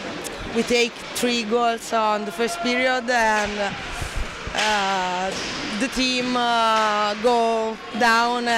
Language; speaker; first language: English; non-native, learner; Italian